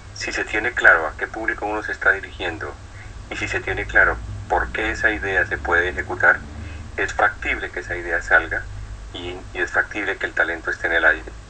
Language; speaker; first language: Spanish; native; Spanish